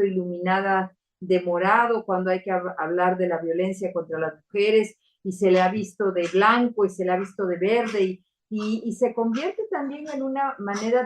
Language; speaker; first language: Spanish; native; Spanish